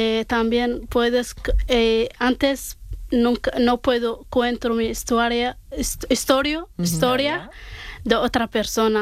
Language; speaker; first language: Spanish; non-native, learner; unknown